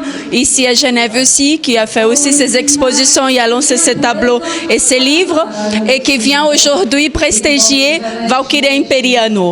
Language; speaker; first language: French; non-native, fluent; Portuguese